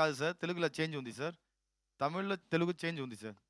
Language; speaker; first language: Telugu; non-native, learner; Tamil